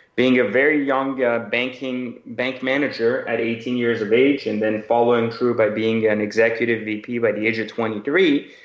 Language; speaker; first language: English; early bilingual, other home language; Persian